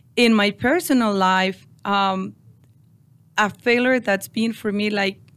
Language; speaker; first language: English; non-native, fluent; Spanish